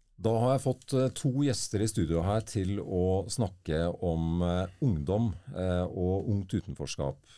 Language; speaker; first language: Norwegian; native; Norwegian